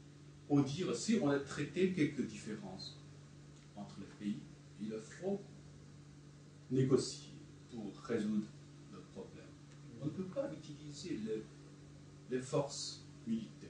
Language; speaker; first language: French; non-native, fluent; Chinese